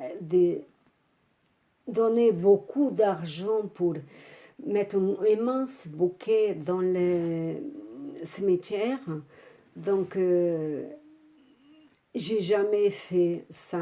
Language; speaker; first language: French; non-native, fluent; Portuguese